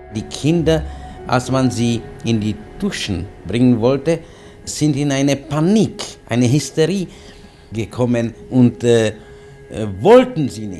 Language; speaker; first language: German; non-native, fluent; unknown